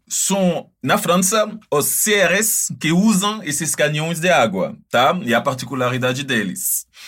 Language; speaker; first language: Portuguese; non-native, fluent; French